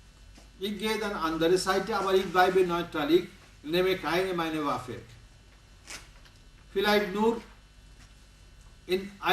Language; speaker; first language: German; non-native, learner; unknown